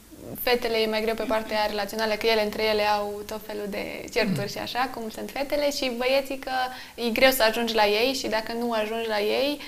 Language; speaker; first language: Romanian; native; Romanian